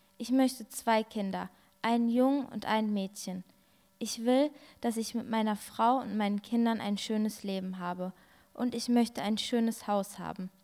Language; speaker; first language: German; early bilingual, other home language; Turkish